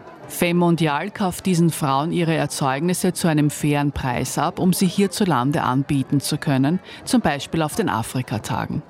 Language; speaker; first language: German; native; German